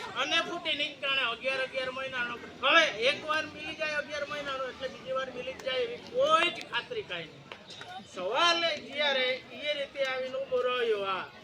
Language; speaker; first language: Gujarati; non-native, local second language; Bhili